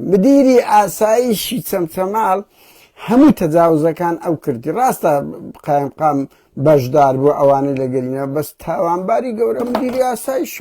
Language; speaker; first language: Central Kurdish; early bilingual, heritage; Central Kurdish